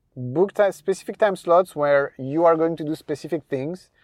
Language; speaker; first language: English; non-native, fluent; French